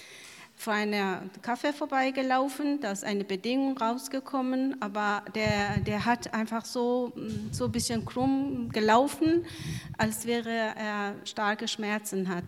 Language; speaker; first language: German; non-native, fluent; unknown